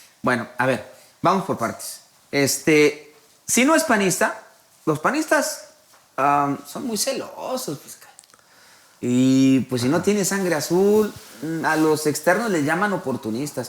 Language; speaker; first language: Spanish; native; Spanish